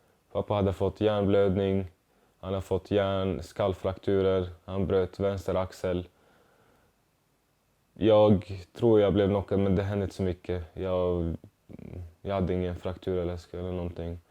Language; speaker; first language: Swedish; non-native, fluent; Arabic